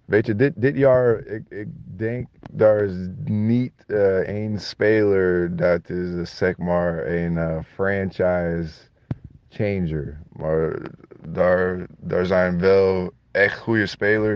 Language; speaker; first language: Dutch; non-native, learner; English